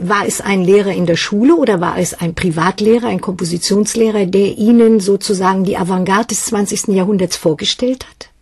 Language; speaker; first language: German; native; German